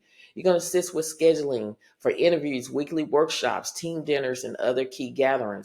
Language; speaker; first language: English; native; English